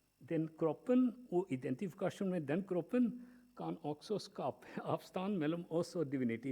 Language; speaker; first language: Norwegian; non-native, fluent; Punjabi